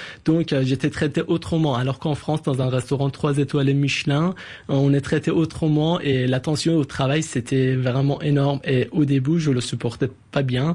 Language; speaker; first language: French; non-native, fluent; Persian